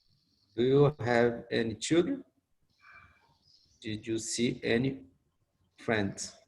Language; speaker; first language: English; non-native, learner; Portuguese